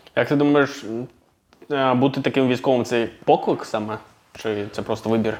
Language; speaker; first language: Ukrainian; non-native, local second language; Russian